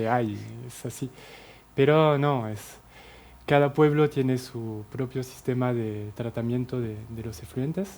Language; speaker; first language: Spanish; non-native, fluent; French